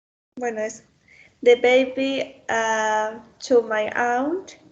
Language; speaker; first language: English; non-native, learner; Spanish